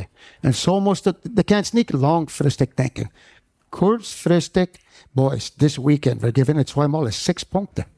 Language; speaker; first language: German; non-native, fluent; English